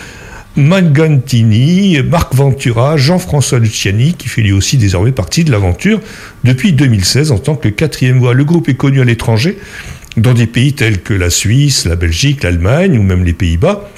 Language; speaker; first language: French; native; French